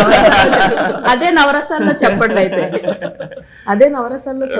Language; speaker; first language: Telugu; native; Telugu